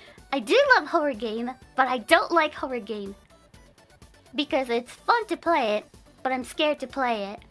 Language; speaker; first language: English; non-native, fluent; Japanese